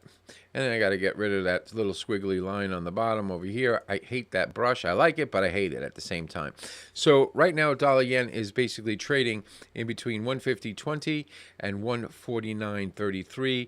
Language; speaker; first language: English; native; English